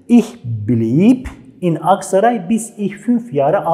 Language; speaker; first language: German; non-native, fluent; Turkish